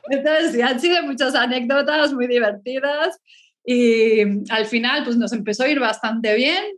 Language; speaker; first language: Spanish; native; Spanish